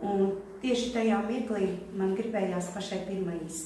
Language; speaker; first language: Latvian; non-native, local second language; Russian